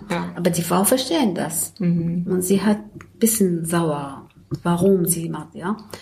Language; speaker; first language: German; non-native, learner; Arabic